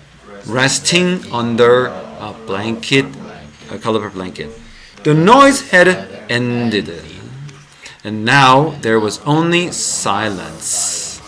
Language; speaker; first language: English; non-native, fluent; Korean